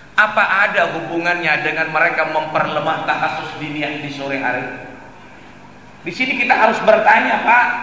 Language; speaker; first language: Indonesian; non-native, local second language; Banjar